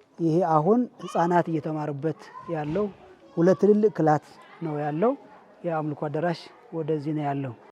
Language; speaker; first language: Amharic; non-native, local second language; Tigrinya